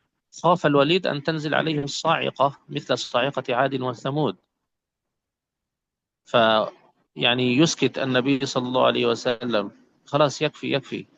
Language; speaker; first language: Arabic; native; Arabic